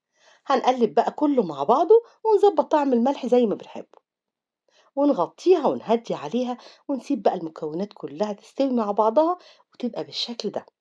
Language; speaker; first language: Arabic; native; Arabic